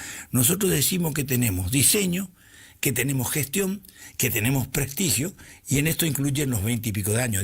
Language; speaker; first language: Spanish; native; Spanish